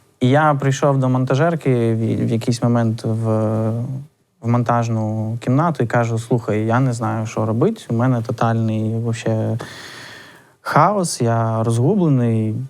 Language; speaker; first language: Ukrainian; non-native, local second language; Russian